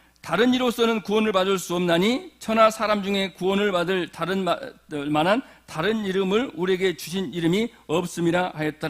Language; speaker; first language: Korean; native; Korean